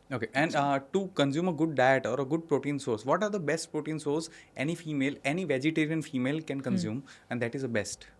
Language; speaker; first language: English; non-native, local second language; Gujarati